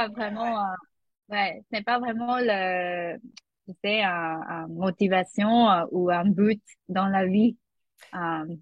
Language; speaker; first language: French; non-native, learner; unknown